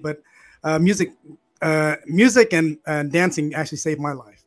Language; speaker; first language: English; early bilingual, other home language; Khmer